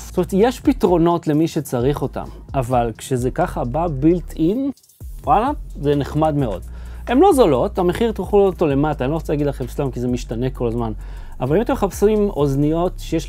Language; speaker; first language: Hebrew; native; Hebrew